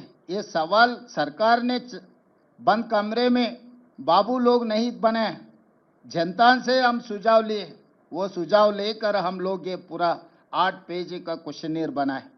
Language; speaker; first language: Hindi; non-native, local second language; Telugu